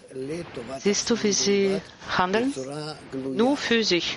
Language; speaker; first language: German; non-native, fluent; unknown